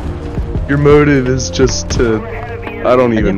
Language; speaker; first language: English; native; English